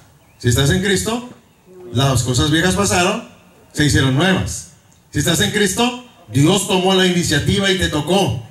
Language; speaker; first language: Spanish; native; Spanish